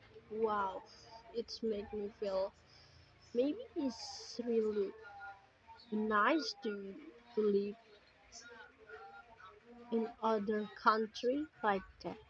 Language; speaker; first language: English; non-native, learner; Indonesian